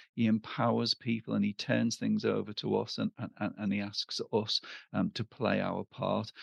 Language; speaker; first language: English; native; English